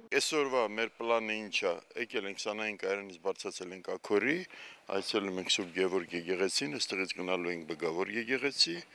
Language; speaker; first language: Armenian; early bilingual, heritage; Armenian